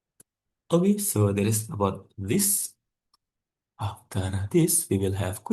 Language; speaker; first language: English; non-native, fluent; Indonesian